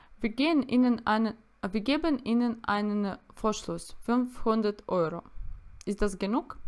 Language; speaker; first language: German; non-native, learner; Russian